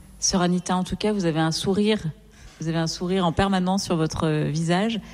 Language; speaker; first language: French; native; French